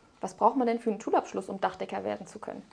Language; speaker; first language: German; native; German